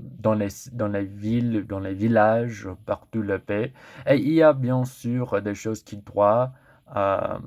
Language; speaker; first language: French; non-native, learner; English